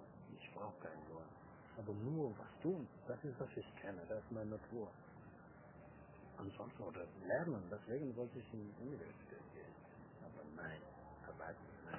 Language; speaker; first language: German; non-native, learner; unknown